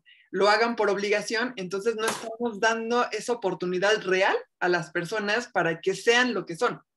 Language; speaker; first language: Spanish; native; Spanish